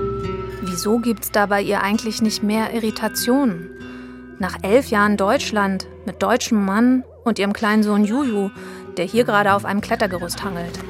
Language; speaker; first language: German; native; German